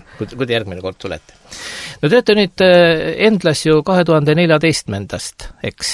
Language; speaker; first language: Estonian; native; Estonian